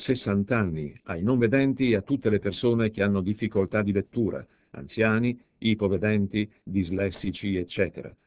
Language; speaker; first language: Italian; native; Italian